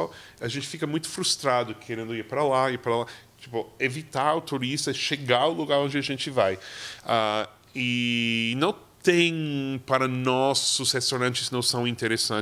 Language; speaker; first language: Portuguese; non-native, fluent; English